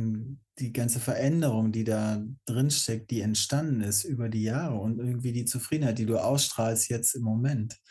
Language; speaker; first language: German; native; German